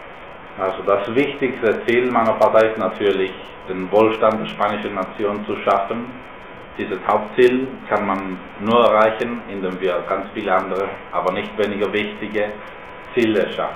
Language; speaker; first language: German; non-native, fluent; Spanish